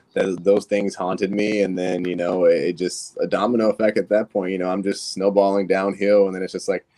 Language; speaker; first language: English; native; English